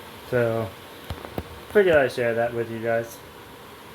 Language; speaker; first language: English; native; English